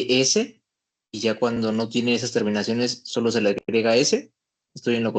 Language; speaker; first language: Spanish; native; Spanish